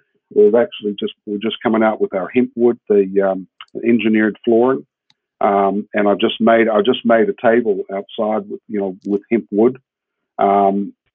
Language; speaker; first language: English; native; English